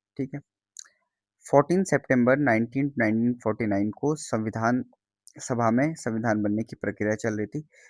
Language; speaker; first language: Hindi; native; Hindi